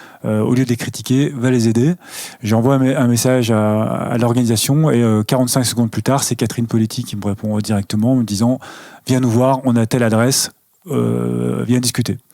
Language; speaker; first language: French; native; French